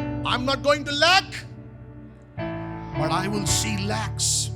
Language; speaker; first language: English; non-native, local second language; Tamil